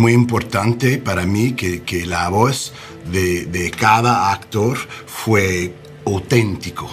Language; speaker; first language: Spanish; non-native, learner; English